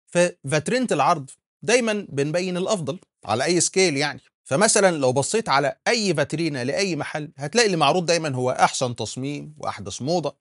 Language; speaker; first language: Arabic; native; Arabic